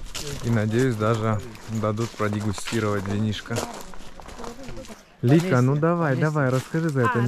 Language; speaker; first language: Russian; native; Russian